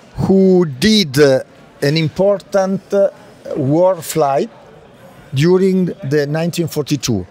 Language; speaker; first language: English; non-native, learner; Italian